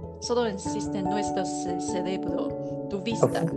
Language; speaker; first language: Spanish; non-native, learner; Chinese